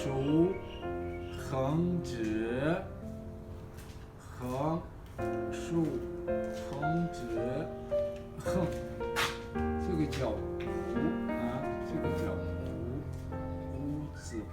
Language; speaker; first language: Chinese; non-native, fluent; Kazakh